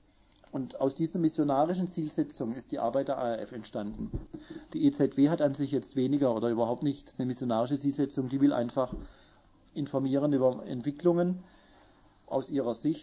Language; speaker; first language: German; native; German